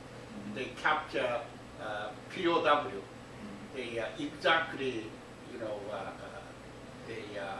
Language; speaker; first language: English; non-native, learner; Korean